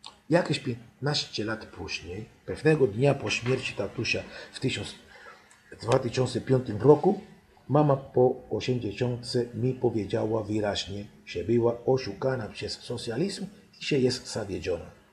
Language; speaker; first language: Polish; non-native, fluent; Spanish